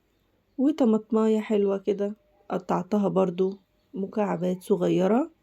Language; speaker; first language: Arabic; native; Arabic